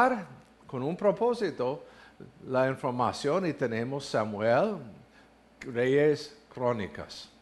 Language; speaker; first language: Spanish; non-native, learner; English